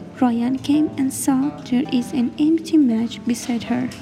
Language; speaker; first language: English; non-native, learner; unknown